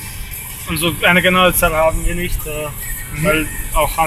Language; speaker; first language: German; native; German